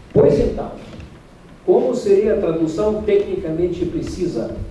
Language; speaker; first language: Portuguese; non-native, fluent; Russian